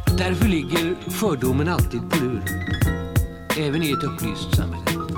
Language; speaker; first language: Swedish; native; Swedish